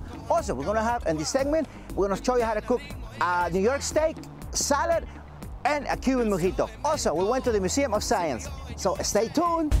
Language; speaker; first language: English; non-native, fluent; Spanish